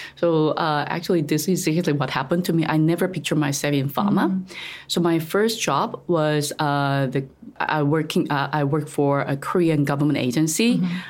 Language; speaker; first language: English; non-native, fluent; Korean